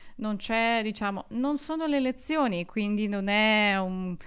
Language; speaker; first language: Italian; non-native, fluent; Russian